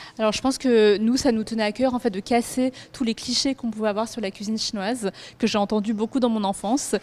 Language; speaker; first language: French; early bilingual, other home language; Chinese